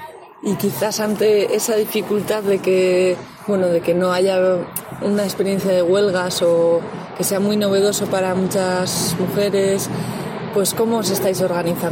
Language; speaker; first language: Spanish; native; Spanish